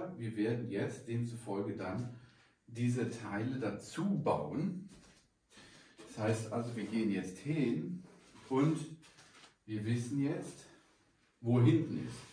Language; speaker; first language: German; native; German